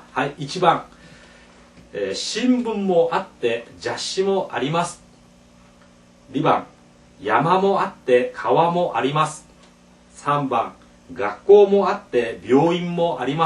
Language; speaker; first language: Japanese; non-native, fluent; Korean